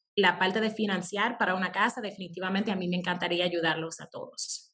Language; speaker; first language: Spanish; early bilingual, heritage; Spanish